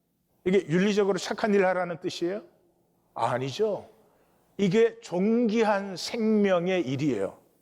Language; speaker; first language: Korean; native; Korean